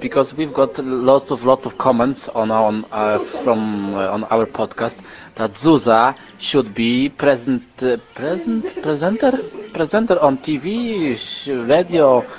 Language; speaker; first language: English; non-native, learner; Polish